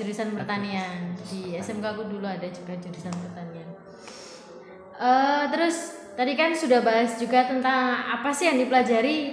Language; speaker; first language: Indonesian; non-native, local second language; Javanese